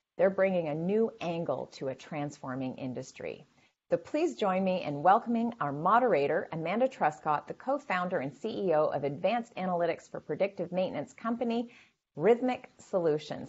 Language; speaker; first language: English; native; English